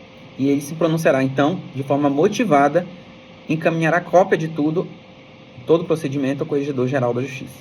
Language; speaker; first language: Portuguese; native; Portuguese